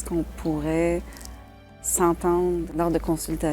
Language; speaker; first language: French; native; French